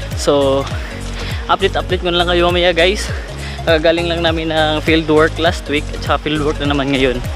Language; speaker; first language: Filipino; non-native, local second language; Cebuano